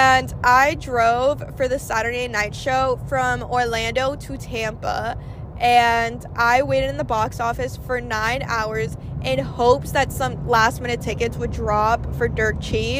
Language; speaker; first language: English; native; English